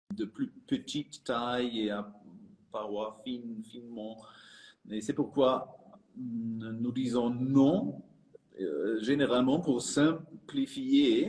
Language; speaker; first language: French; non-native, fluent; German